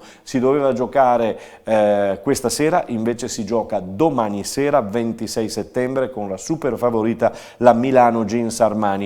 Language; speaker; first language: Italian; native; Italian